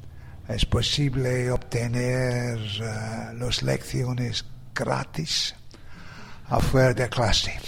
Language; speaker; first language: Spanish; non-native, learner; English